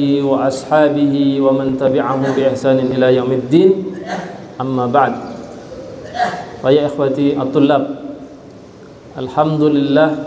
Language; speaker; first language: Arabic; non-native, fluent; Indonesian